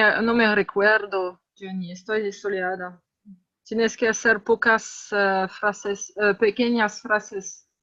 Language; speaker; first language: Spanish; non-native, learner; French